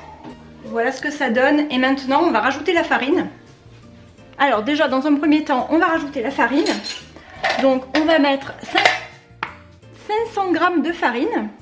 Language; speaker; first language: French; native; French